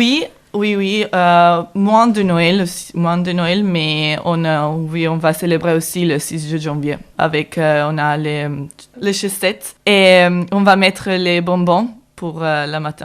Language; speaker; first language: French; non-native, learner; Italian